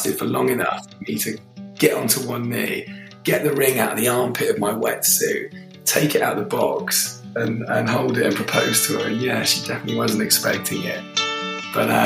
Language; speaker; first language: English; native; English